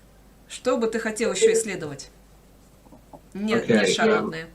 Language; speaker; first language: Russian; native; Russian